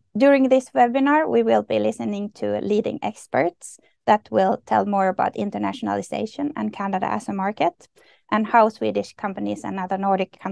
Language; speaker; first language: English; non-native, fluent; Swedish